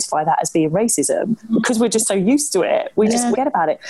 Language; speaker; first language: English; native; English